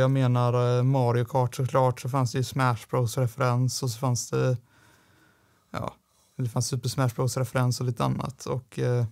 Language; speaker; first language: Swedish; native; Swedish